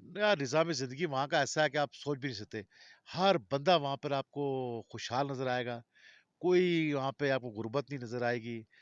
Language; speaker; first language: Urdu; non-native, local second language; Balti